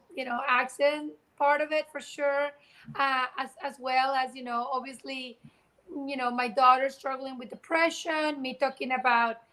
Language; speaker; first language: English; non-native, fluent; Spanish